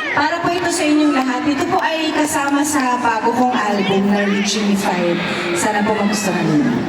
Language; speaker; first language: Filipino; native; Filipino